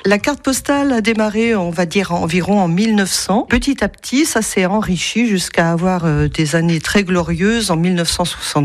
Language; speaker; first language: French; native; French